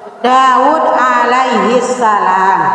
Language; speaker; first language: Indonesian; native; Indonesian